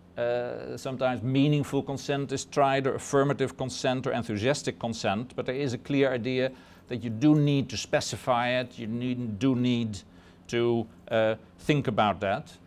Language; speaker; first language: English; non-native, fluent; Dutch